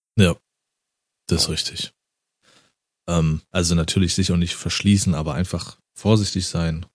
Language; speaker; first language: German; native; German